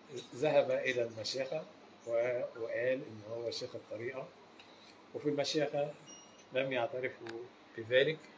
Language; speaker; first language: Arabic; native; Arabic